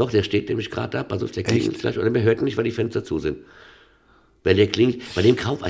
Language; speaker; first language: German; native; German